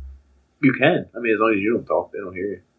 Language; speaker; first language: English; native; English